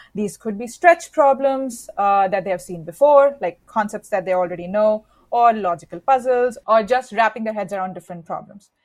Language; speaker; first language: English; non-native, local second language; Hindi